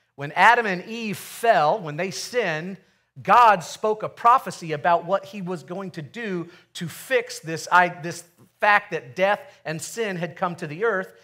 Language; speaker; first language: English; native; English